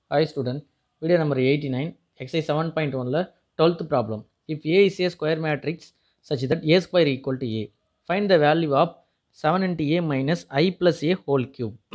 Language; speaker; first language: English; non-native, local second language; Tamil